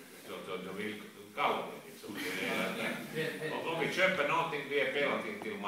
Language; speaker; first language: Swedish; non-native, local second language; Finnish